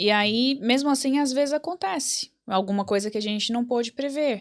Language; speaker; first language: Portuguese; native; Portuguese